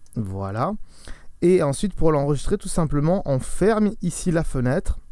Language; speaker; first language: French; native; French